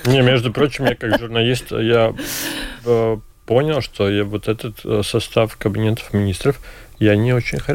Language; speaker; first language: Russian; non-native, local second language; Latvian